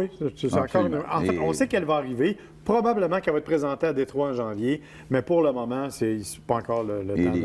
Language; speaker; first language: French; native; French